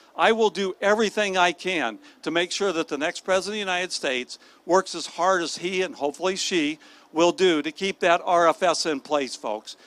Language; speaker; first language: English; native; English